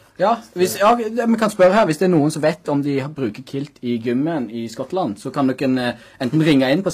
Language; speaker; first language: Norwegian; native; Norwegian